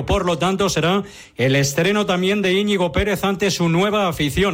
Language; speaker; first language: Spanish; native; Spanish